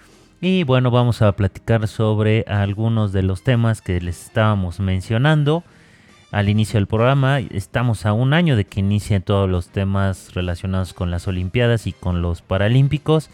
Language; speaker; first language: Spanish; native; Spanish